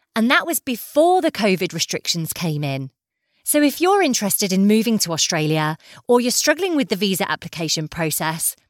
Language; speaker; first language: English; native; English